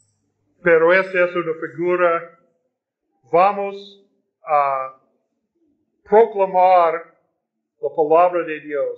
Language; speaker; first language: Spanish; non-native, fluent; English